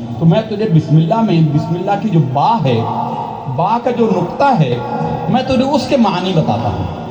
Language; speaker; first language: Urdu; non-native, local second language; Punjabi